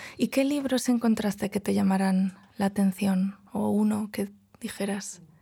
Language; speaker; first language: Spanish; non-native, local second language; Catalan